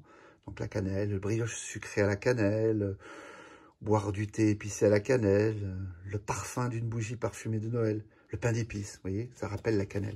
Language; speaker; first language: French; native; French